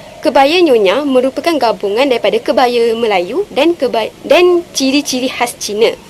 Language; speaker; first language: Malay; native; Malay